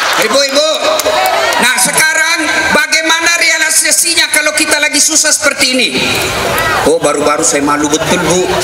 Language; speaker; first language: Indonesian; native; Indonesian